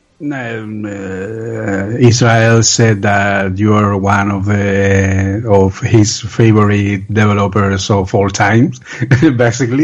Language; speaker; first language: English; non-native, learner; Spanish